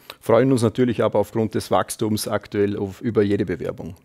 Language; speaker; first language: German; native; German